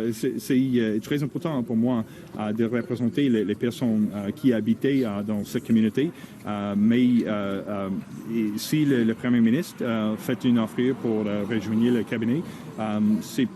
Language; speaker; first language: French; non-native, learner; English